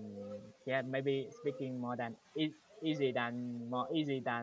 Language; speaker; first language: English; non-native, learner; Vietnamese